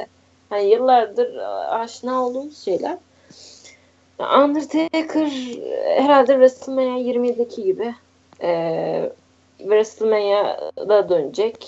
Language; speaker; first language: Turkish; native; Turkish